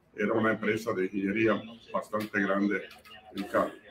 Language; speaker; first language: Spanish; non-native, fluent; Croatian